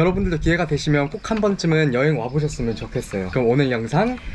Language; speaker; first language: Korean; native; Korean